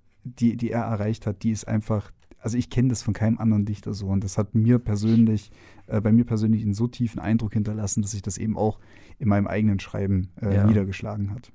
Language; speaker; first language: German; native; German